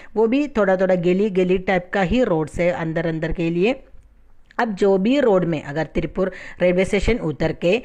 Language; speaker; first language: Hindi; non-native, fluent; Tamil